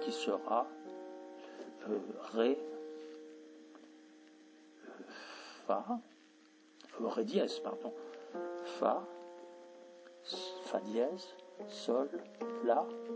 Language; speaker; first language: French; native; French